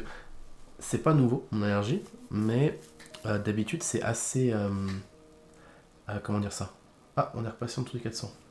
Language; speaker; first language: French; native; French